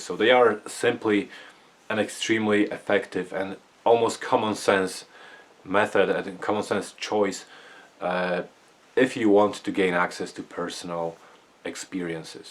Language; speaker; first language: English; non-native, fluent; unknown